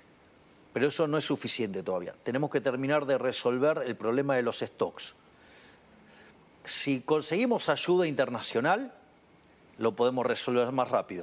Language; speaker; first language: Spanish; native; Spanish